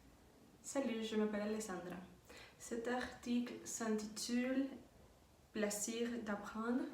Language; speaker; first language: French; non-native, learner; Spanish